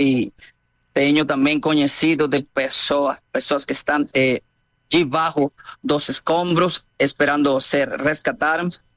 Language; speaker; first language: Portuguese; non-native, fluent; Spanish